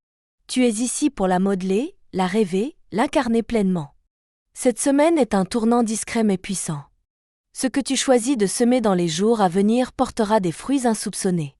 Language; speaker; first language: French; native; French